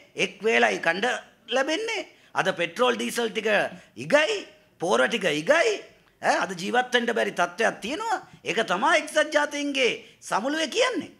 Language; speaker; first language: Sinhala; non-native, local second language; Tamil